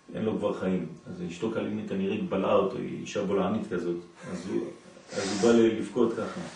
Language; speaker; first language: Hebrew; non-native, fluent; French